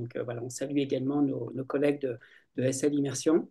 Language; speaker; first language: French; native; French